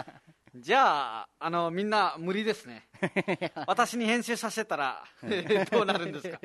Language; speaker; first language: Japanese; non-native, fluent; Nepali